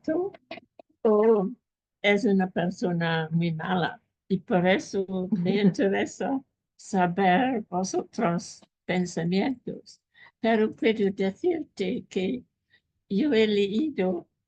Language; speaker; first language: Spanish; non-native, fluent; English